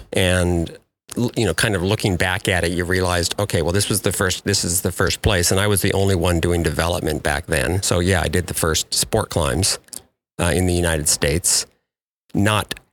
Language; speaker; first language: English; native; English